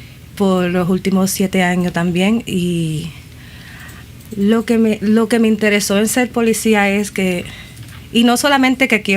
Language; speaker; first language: Spanish; early bilingual, other home language; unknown